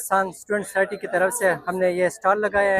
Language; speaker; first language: Hindi; non-native, local second language; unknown